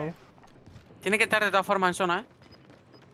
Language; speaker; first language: Spanish; native; Spanish